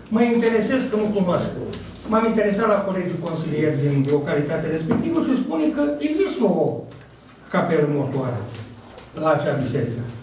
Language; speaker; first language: Romanian; native; Romanian